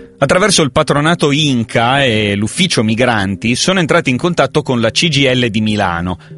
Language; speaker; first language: Italian; native; Italian